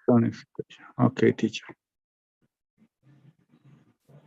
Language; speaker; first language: English; non-native, learner; Spanish